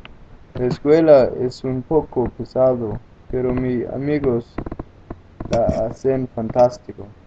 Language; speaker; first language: Spanish; non-native, learner; Danish